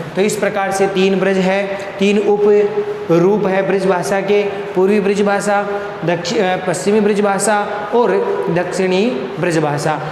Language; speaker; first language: Hindi; native; Hindi